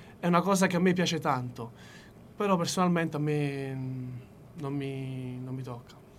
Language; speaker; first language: Italian; early bilingual, other home language; Ukrainian